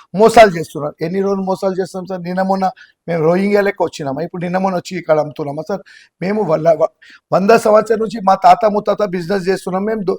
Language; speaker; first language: Telugu; non-native, local second language; Gujarati